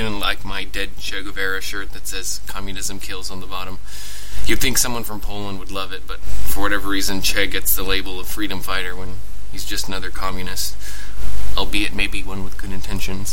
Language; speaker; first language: English; native; English